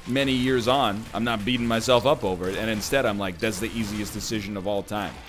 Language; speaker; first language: English; native; English